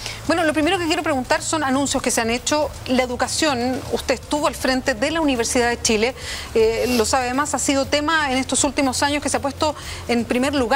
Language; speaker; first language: Spanish; native; Spanish